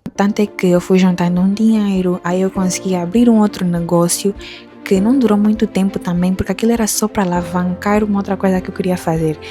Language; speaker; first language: Portuguese; native; Portuguese